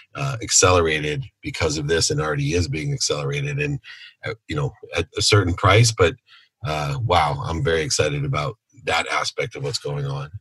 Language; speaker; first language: English; native; English